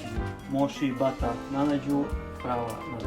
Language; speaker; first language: Japanese; non-native, learner; Serbian